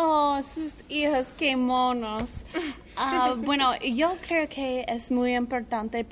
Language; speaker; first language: Spanish; non-native, learner; English